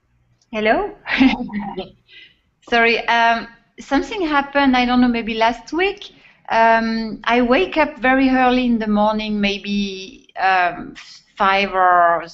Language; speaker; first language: English; non-native, fluent; French